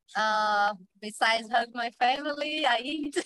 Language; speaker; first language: English; non-native, fluent; Portuguese